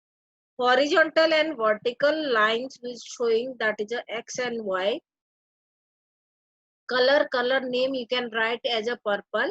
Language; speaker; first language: English; non-native, local second language; Hindi